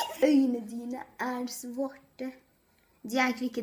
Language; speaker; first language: Norwegian; non-native, fluent; Arabic